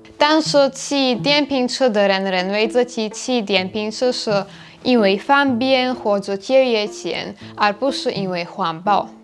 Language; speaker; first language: Chinese; non-native, fluent; Slovak